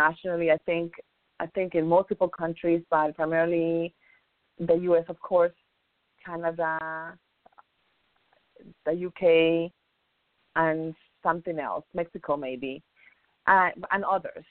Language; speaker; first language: English; non-native, fluent; Spanish